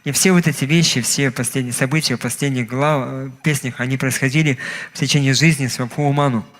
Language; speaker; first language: Russian; native; Russian